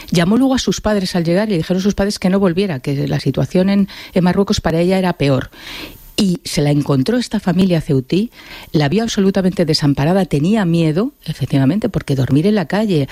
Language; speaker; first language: Spanish; native; Spanish